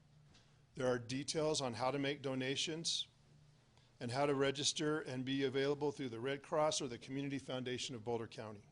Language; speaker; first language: English; native; English